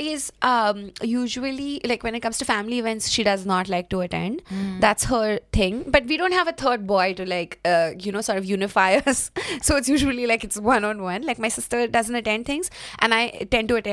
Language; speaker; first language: English; non-native, local second language; Hindi